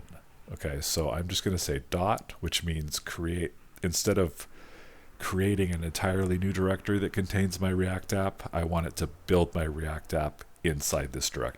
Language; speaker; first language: English; native; English